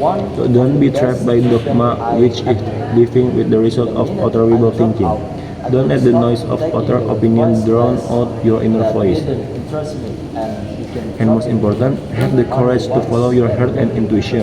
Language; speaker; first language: English; non-native, learner; Indonesian